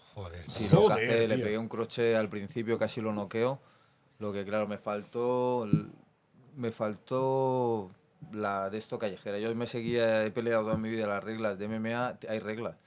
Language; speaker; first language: Spanish; native; Spanish